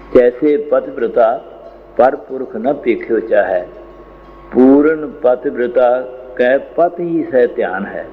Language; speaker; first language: Hindi; non-native, local second language; Punjabi